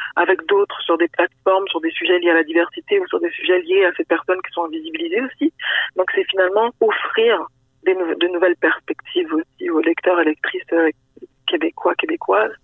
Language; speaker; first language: French; native; French